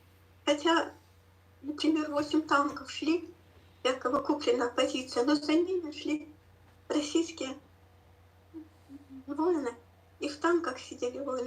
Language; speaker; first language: Russian; native; Russian